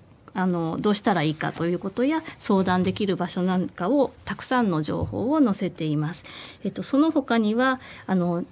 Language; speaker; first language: Japanese; native; Japanese